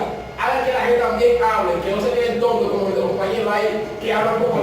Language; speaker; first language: Spanish; non-native, fluent; Haitian Creole